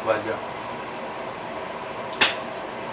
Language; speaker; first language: Korean; non-native, learner; Urdu